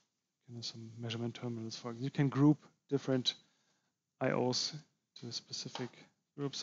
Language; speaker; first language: English; non-native, fluent; German